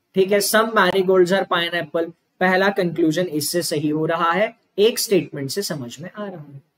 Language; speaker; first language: Hindi; non-native, local second language; Marathi